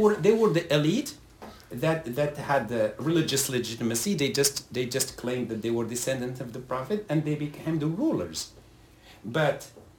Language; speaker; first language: English; non-native, fluent; Arabic